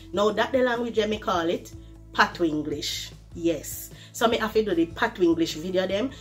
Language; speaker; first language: English; non-native, local second language; Jamaican Creole English